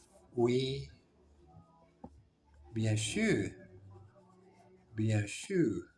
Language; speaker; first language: French; non-native, learner; Portuguese